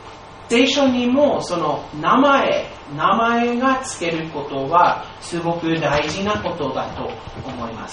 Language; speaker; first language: Japanese; non-native, fluent; English